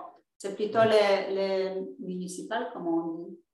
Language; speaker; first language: French; non-native, fluent; Polish